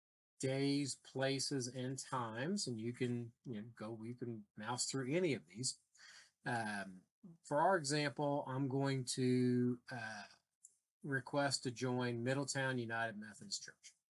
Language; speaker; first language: English; native; English